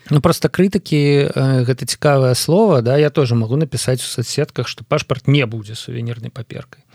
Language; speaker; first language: Belarusian; non-native, local second language; Russian